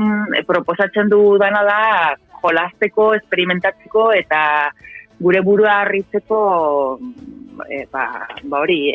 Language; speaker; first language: Basque; non-native, local second language; Spanish